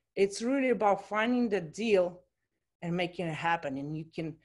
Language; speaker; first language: English; non-native, fluent; Russian